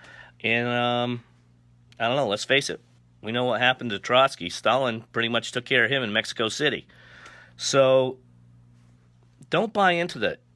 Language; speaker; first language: English; native; English